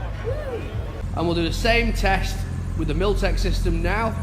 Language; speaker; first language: English; native; English